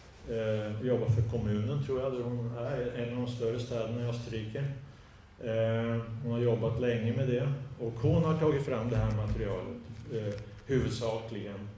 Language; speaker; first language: Swedish; native; Swedish